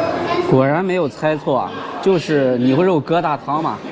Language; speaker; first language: Chinese; native; Chinese